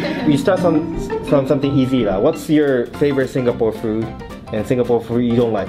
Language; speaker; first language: English; non-native, fluent; Japanese